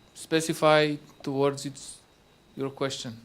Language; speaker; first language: English; non-native, fluent; Romanian